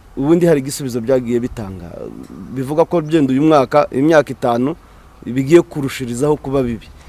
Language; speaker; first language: Kinyarwanda; native; Kinyarwanda